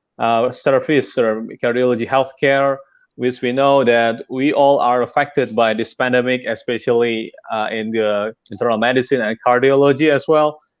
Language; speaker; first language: English; non-native, fluent; Indonesian